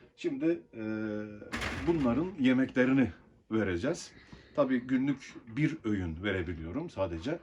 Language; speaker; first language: Turkish; native; Turkish